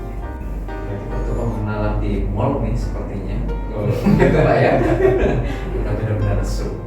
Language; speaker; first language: Indonesian; non-native, local second language; Javanese